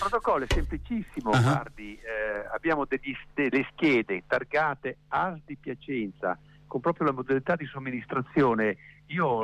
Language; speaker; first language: Italian; native; Italian